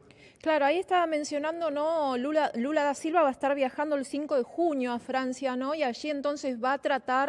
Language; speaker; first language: Spanish; native; Spanish